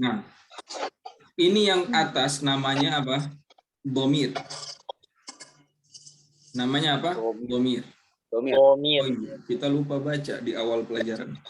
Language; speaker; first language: Indonesian; native; Indonesian